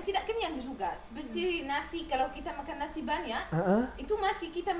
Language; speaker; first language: Indonesian; non-native, learner; Arabic